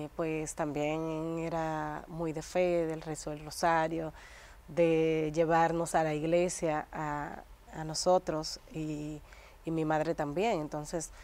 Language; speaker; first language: Spanish; native; Spanish